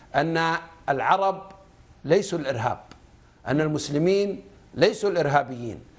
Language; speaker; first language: Arabic; native; Arabic